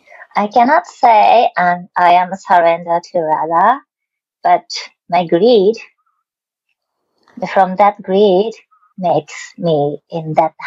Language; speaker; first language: English; non-native, learner; Japanese